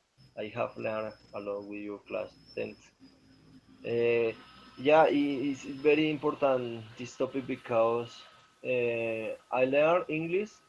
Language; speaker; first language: English; non-native, learner; Spanish